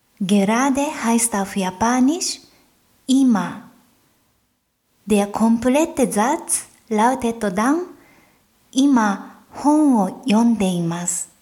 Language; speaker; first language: German; non-native, fluent; Japanese